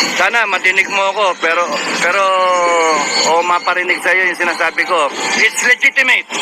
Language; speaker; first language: Filipino; native; Filipino